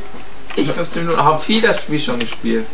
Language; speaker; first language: German; early bilingual, other home language; Turkish